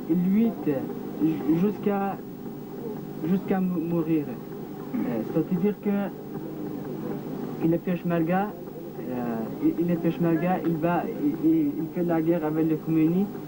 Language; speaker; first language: French; non-native, learner; Kurdish